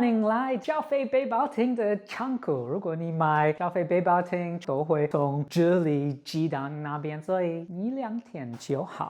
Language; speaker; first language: Chinese; non-native, fluent; English